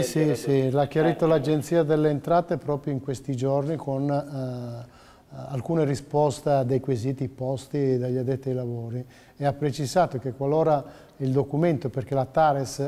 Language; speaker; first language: Italian; native; Italian